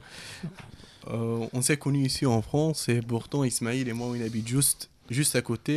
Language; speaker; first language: French; non-native, fluent; Arabic